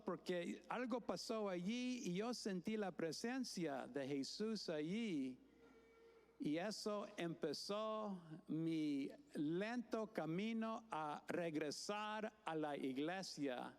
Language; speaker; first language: Spanish; non-native, fluent; English